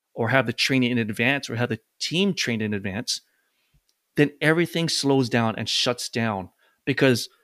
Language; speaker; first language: English; native; English